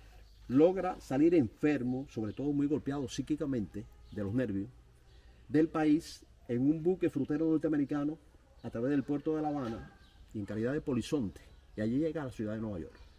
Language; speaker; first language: Spanish; native; Spanish